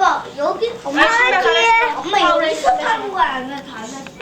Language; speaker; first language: Korean; early bilingual, heritage; Korean